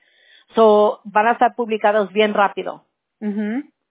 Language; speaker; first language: Spanish; early bilingual, heritage; Spanish